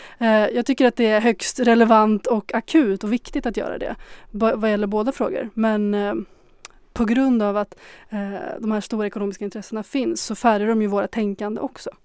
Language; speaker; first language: Swedish; early bilingual, other home language; Arabic